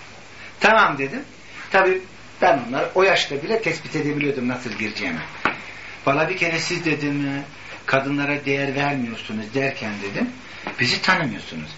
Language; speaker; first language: Turkish; native; Turkish